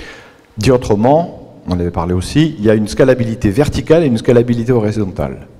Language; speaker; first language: French; native; French